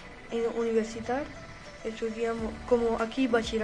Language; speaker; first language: Spanish; non-native, learner; Urdu